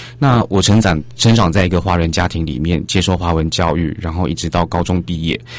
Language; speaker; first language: Chinese; native; Chinese